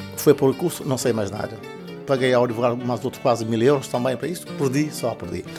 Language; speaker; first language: Portuguese; non-native, local second language; Kabuverdianu